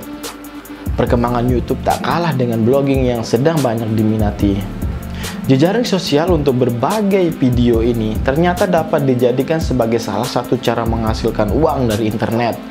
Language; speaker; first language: Indonesian; native; Indonesian